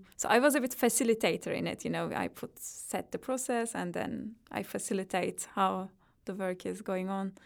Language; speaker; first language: English; non-native, fluent; Turkish